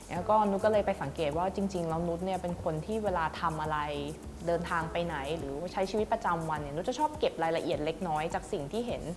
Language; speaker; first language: Thai; native; Thai